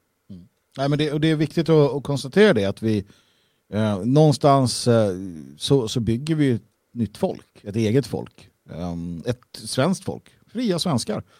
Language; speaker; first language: Swedish; native; Swedish